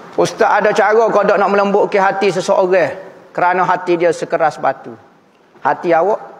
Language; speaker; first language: Malay; native; Malay